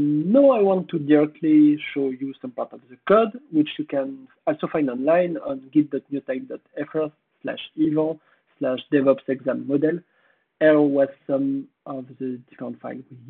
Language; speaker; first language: English; non-native, fluent; French